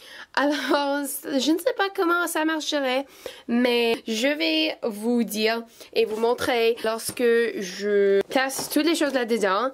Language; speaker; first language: French; non-native, fluent; English